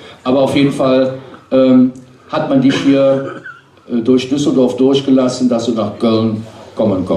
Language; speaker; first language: German; native; German